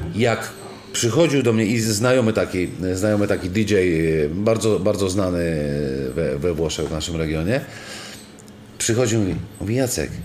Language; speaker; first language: Polish; non-native, fluent; Italian